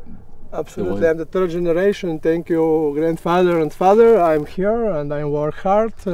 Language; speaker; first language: English; non-native, learner; Slovenian